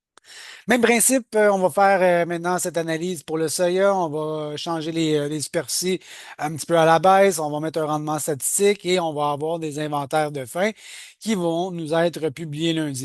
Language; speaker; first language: French; native; French